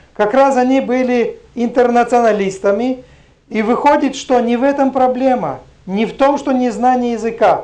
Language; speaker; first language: Russian; non-native, local second language; Romanian